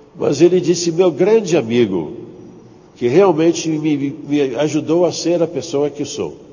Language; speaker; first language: Portuguese; non-native, fluent; English